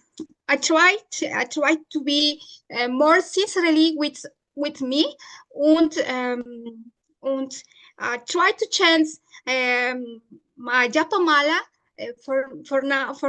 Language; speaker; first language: English; non-native, learner; Spanish